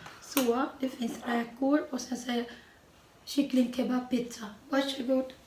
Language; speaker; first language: Swedish; non-native, learner; Thai